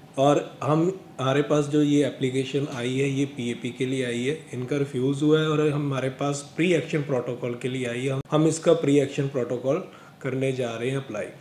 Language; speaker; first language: Hindi; non-native, local second language; Punjabi